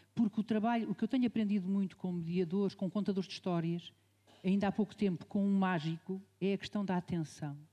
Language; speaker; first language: Portuguese; native; Portuguese